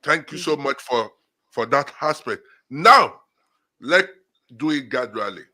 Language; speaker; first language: English; non-native, local second language; Yoruba